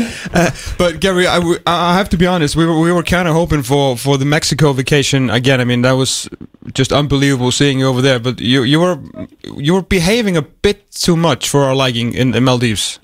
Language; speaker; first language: English; non-native, fluent; Icelandic